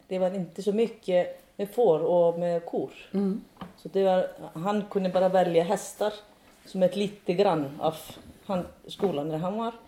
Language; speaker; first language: Swedish; non-native, fluent; Icelandic